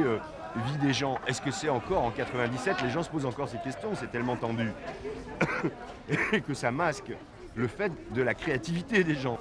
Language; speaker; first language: French; native; French